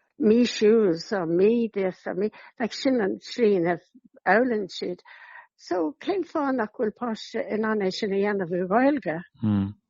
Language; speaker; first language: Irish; non-native, local second language; English